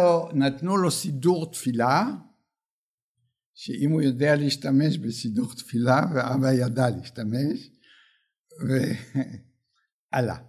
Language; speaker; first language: Hebrew; early bilingual, other home language; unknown